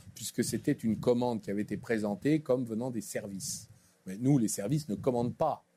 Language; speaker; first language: French; native; French